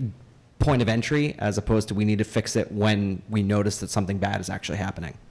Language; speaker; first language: English; native; English